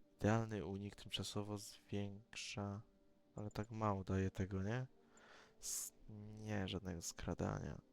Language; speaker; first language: Polish; native; Polish